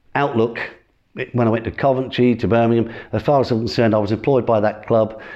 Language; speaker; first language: English; native; English